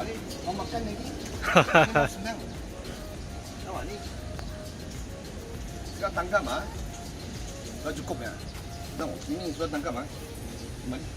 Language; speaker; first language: Indonesian; non-native, local second language; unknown